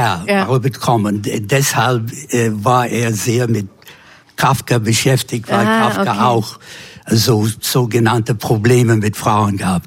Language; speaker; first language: German; non-native, fluent; English